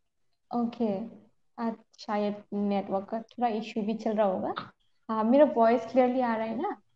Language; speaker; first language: Hindi; non-native, local second language; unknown